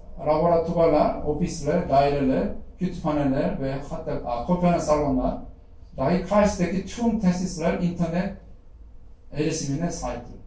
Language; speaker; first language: Turkish; non-native, fluent; Korean